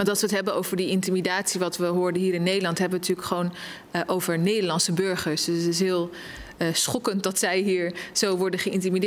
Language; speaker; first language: Dutch; native; Dutch